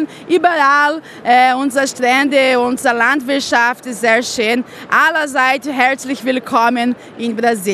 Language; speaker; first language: German; non-native, fluent; Portuguese